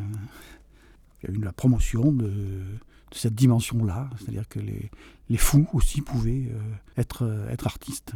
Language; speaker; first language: French; early bilingual, other home language; Catalan